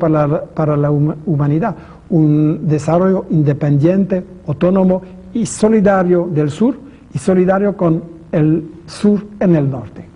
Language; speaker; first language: Spanish; non-native, fluent; French